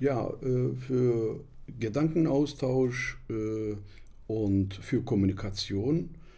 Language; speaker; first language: German; non-native, fluent; Turkish